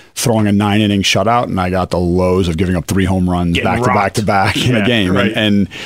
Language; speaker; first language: English; native; English